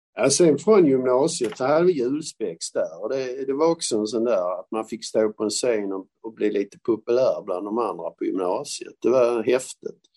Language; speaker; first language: Swedish; native; Swedish